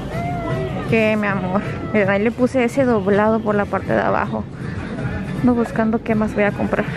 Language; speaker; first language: Spanish; native; Spanish